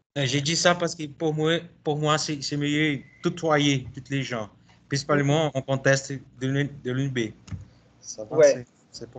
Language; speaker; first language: French; non-native, learner; Portuguese